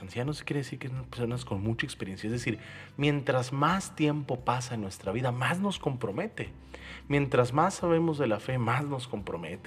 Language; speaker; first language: Spanish; native; Spanish